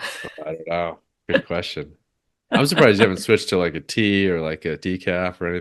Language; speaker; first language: English; native; English